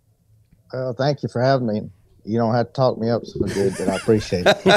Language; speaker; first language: English; native; English